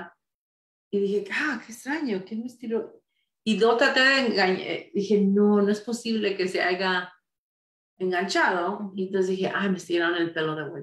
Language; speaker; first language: Spanish; early bilingual, heritage; Spanish